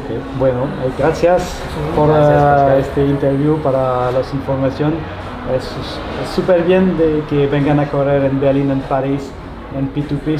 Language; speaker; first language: Spanish; non-native, learner; French